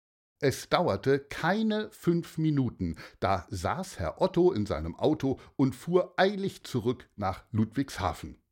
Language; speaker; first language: German; native; German